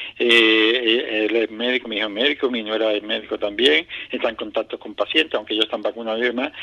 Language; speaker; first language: Spanish; native; Spanish